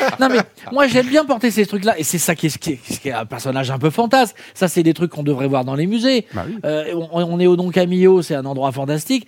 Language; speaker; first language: French; native; French